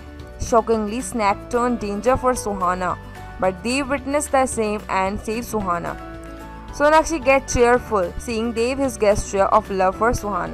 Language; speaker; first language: English; non-native, local second language; Hindi